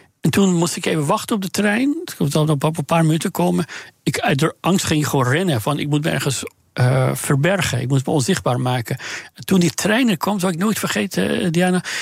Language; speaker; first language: Dutch; non-native, fluent; Persian